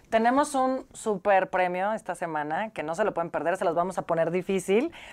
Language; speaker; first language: Spanish; native; Spanish